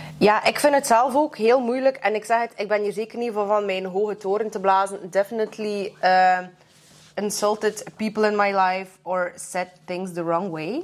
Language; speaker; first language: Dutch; early bilingual, other home language; Russian